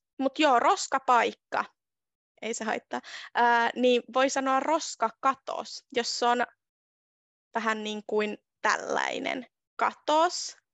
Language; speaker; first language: Finnish; native; Finnish